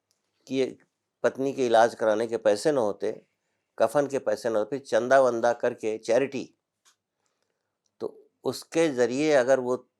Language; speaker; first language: Hindi; native; Hindi